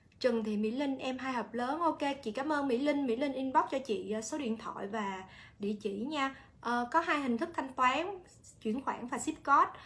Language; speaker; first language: Vietnamese; native; Vietnamese